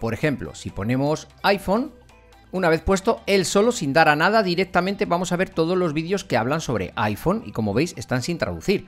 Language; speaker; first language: Spanish; native; Spanish